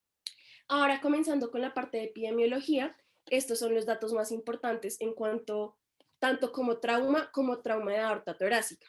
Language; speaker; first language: Spanish; native; Spanish